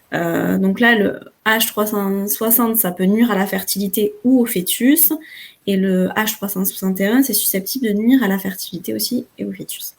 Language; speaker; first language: French; native; French